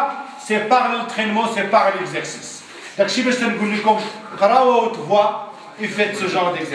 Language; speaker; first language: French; non-native, local second language; Arabic